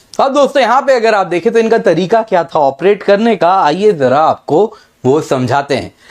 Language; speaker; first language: Hindi; native; Hindi